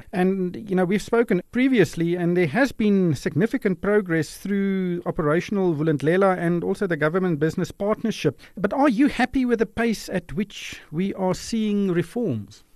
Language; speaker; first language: English; non-native, local second language; Afrikaans